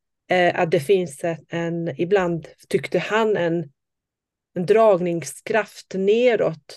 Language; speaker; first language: Swedish; non-native, fluent; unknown